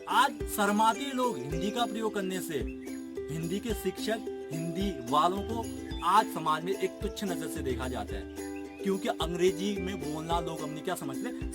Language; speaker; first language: Hindi; native; Hindi